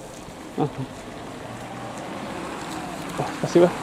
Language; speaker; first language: Russian; non-native, learner; English